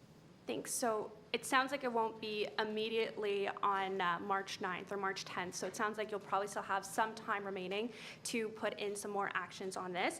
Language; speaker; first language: English; native; English